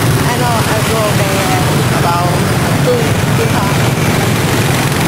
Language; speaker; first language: English; non-native, learner; Vietnamese